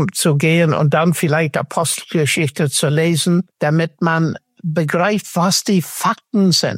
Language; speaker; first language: German; non-native, fluent; English